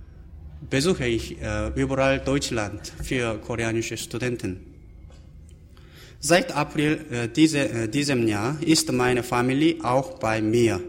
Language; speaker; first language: German; non-native, fluent; Korean